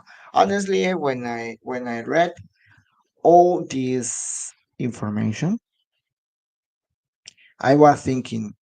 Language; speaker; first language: English; non-native, learner; Spanish